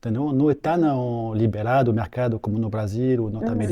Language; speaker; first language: Portuguese; non-native, fluent; French